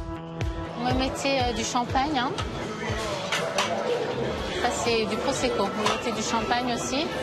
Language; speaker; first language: French; native; French